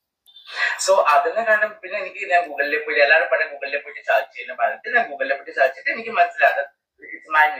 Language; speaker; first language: Malayalam; non-native, fluent; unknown